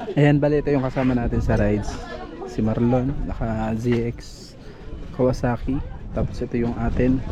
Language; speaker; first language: Filipino; non-native, local second language; Bikol